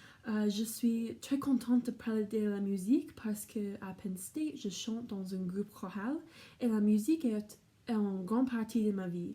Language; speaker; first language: French; non-native, learner; English